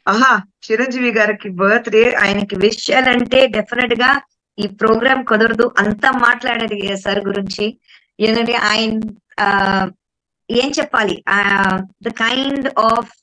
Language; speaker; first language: Telugu; non-native, fluent; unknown